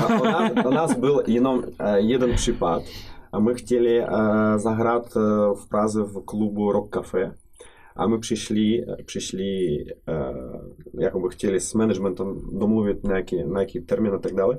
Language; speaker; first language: Czech; non-native, fluent; Russian